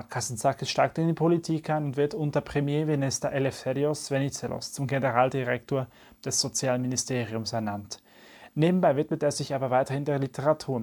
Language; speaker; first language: German; native; German